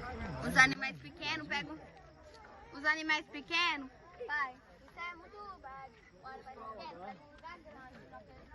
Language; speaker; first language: Portuguese; early bilingual, heritage; Portuguese